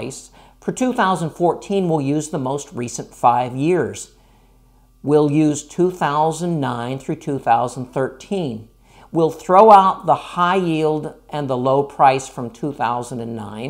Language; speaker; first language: English; native; English